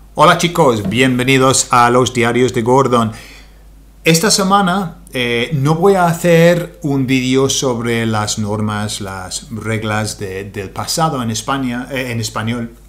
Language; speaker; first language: Spanish; non-native, fluent; English